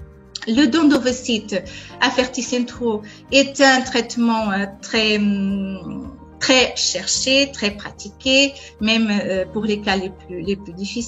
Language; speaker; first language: French; non-native, fluent; Portuguese